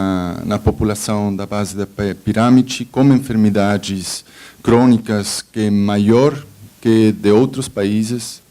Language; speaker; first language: Portuguese; non-native, fluent; Spanish